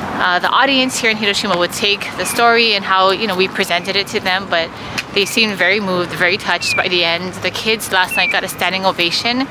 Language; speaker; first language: English; native; English